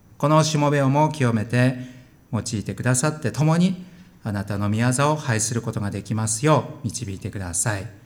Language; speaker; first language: Japanese; native; Japanese